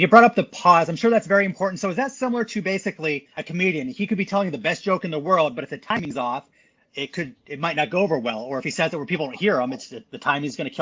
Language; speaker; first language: English; native; English